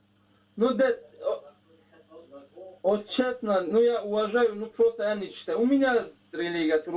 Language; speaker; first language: Russian; non-native, learner; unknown